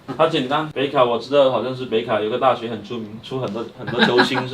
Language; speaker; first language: Chinese; native; Chinese